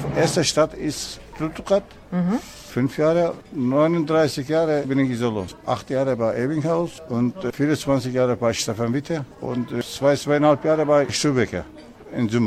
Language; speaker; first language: German; non-native, learner; Turkish